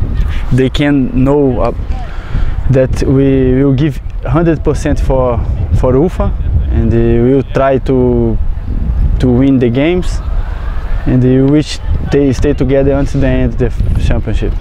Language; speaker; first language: English; non-native, learner; Portuguese